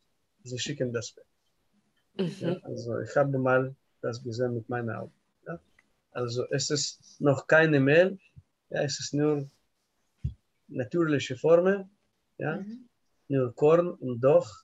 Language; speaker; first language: German; non-native, learner; Russian